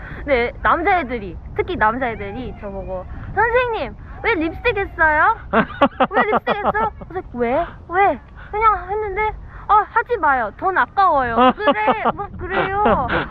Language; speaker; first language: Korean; non-native, fluent; Filipino